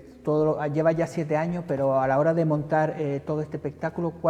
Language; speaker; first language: Spanish; native; Spanish